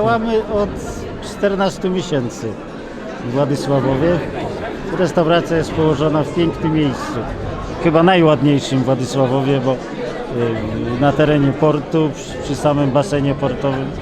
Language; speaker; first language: Polish; native; Polish